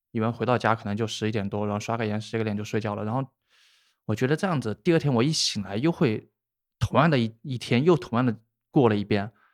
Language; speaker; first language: Chinese; native; Chinese